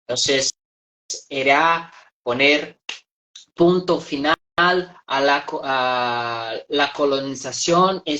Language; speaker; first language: Spanish; non-native, fluent; Portuguese